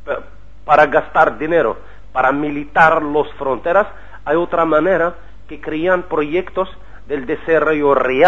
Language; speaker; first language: Spanish; non-native, learner; Arabic